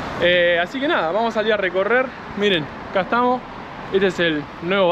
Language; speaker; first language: Spanish; native; Spanish